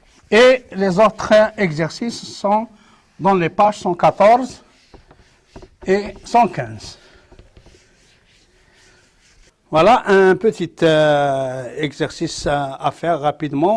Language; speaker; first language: French; non-native, local second language; Arabic